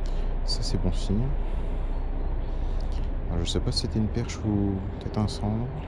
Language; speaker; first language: French; native; French